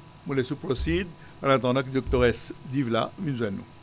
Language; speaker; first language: French; non-native, local second language; Morisyen